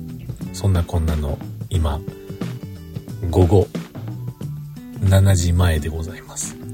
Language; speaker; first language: Japanese; native; Japanese